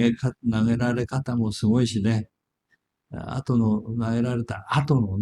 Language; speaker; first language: Japanese; native; Japanese